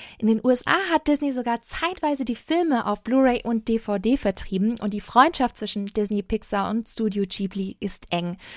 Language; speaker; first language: German; native; German